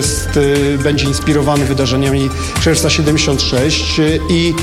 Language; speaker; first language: Polish; native; Polish